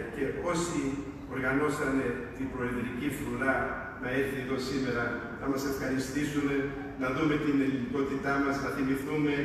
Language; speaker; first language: Greek; early bilingual, heritage; Greek